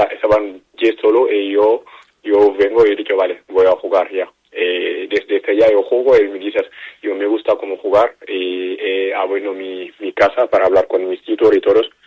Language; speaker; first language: Spanish; non-native, learner; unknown